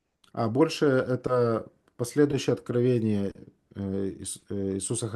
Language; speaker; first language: Russian; native; Russian